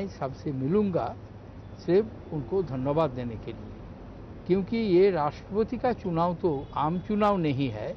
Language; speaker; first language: Hindi; non-native, local second language; Bangla